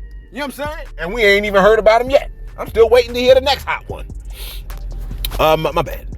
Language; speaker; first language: English; native; English